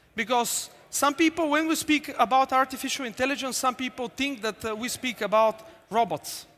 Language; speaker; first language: English; non-native, fluent; Bulgarian